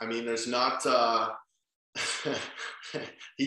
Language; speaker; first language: English; native; English